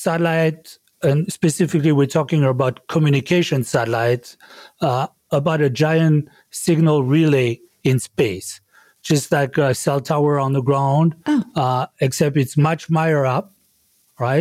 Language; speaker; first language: English; non-native, fluent; French